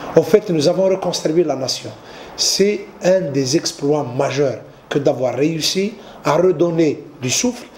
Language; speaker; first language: French; non-native, local second language; Arabic